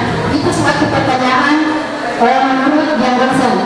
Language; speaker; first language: Indonesian; native; Indonesian